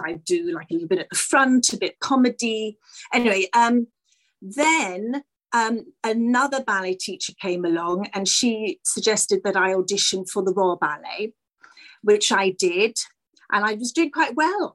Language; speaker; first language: English; native; English